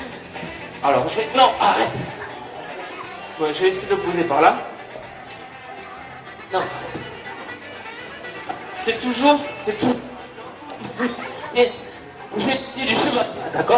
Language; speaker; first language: French; native; French